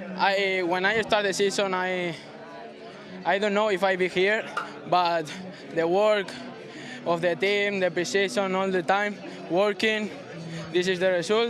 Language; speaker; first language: English; non-native, learner; Spanish